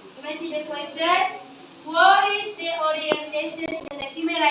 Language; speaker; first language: English; non-native, learner; Indonesian